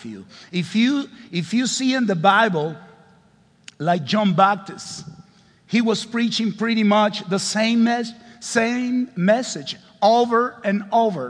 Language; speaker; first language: English; non-native, fluent; Spanish